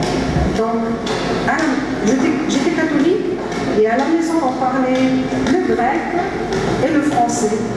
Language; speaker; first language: French; early bilingual, heritage; Greek